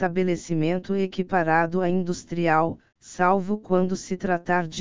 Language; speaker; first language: Portuguese; native; Portuguese